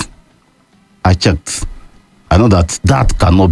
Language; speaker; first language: English; non-native, local second language; Yoruba